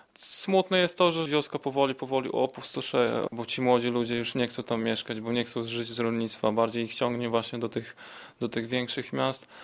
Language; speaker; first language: Polish; native; Polish